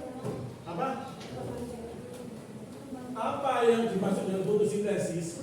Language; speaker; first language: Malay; non-native, local second language; Javanese